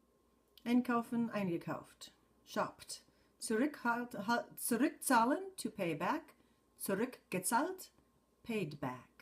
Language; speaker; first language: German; non-native, fluent; English